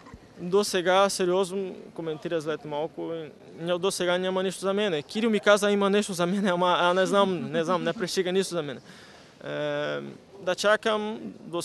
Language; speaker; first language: Bulgarian; non-native, learner; Portuguese